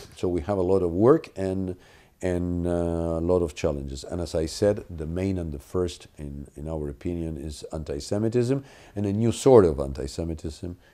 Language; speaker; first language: English; non-native, fluent; Spanish